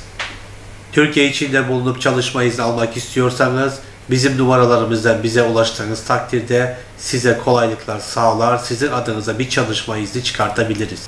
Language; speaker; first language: Turkish; non-native, fluent; Turkmen